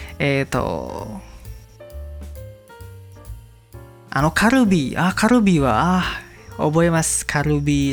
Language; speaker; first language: Japanese; non-native, learner; Indonesian